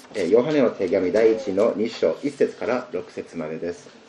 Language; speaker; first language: Japanese; native; Japanese